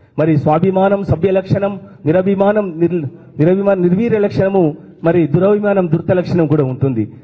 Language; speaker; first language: Telugu; native; Telugu